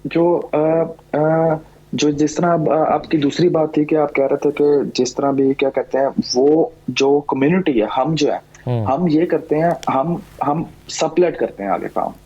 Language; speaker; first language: Urdu; non-native, local second language; Punjabi